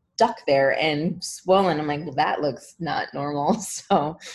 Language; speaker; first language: English; native; English